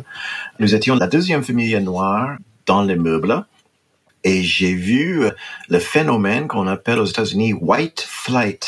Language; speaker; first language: French; non-native, fluent; English